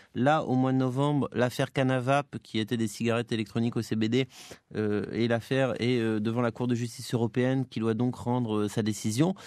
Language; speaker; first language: French; native; French